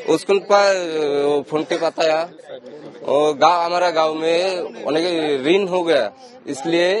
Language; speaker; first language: Hindi; non-native, learner; Bangla